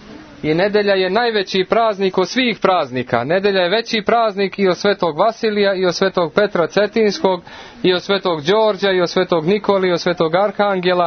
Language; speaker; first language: Croatian; native; Croatian